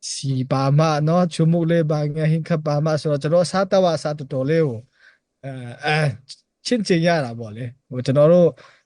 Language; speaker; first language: Burmese; non-native, local second language; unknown